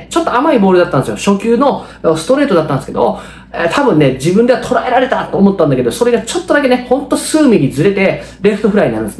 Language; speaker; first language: Japanese; native; Japanese